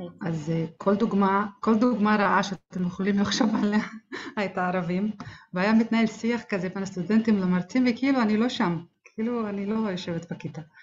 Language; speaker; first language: Hebrew; non-native, local second language; Arabic